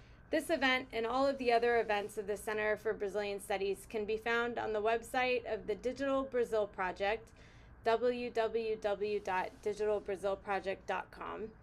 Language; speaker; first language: English; native; English